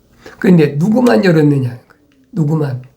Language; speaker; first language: Korean; native; Korean